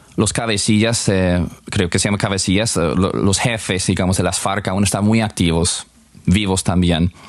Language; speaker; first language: Spanish; non-native, fluent; English